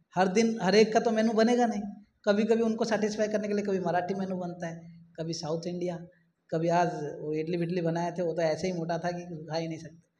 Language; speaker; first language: Hindi; non-native, local second language; Marathi